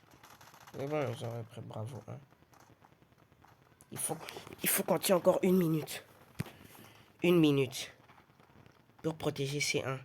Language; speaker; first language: French; native; French